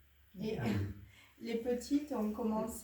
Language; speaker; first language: French; native; French